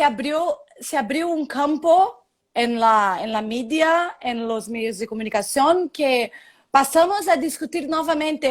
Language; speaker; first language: Spanish; non-native, learner; Portuguese